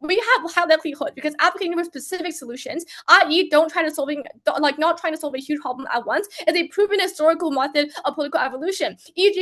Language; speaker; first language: English; non-native, fluent; Chinese